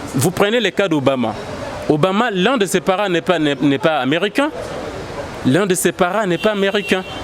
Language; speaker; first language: French; non-native, local second language; Lingala